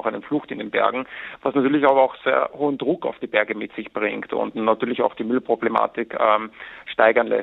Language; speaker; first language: German; native; German